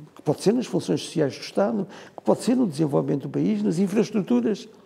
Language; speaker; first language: Portuguese; native; Portuguese